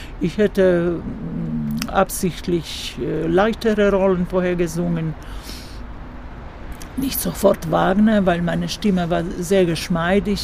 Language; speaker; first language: German; non-native, fluent; Croatian